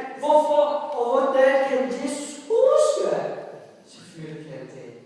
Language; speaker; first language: Danish; non-native, fluent; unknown